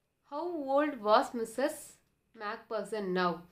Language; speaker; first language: English; non-native, local second language; Tamil